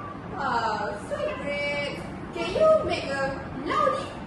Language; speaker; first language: English; non-native, learner; Malay